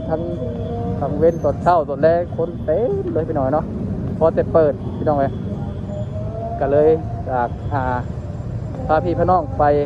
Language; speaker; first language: Thai; non-native, local second language; Lao